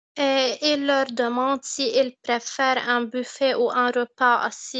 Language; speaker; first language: French; non-native, learner; Arabic